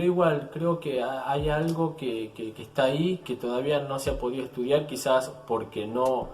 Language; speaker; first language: Spanish; native; Spanish